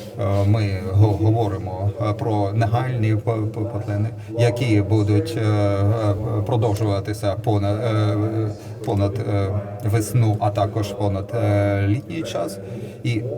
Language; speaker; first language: Ukrainian; non-native, learner; Lithuanian